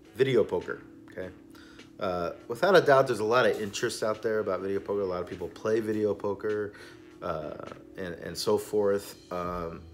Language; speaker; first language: English; native; English